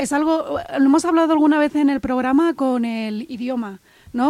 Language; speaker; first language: Spanish; native; Spanish